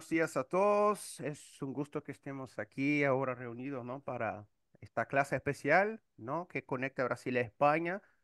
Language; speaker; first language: Spanish; non-native, fluent; Portuguese